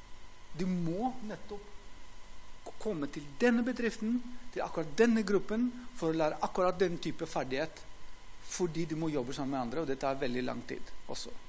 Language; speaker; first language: Norwegian; non-native, fluent; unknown